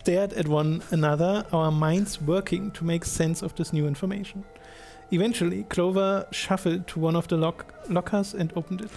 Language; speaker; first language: English; non-native, fluent; German